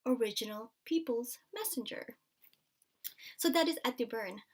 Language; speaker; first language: English; non-native, local second language; Filipino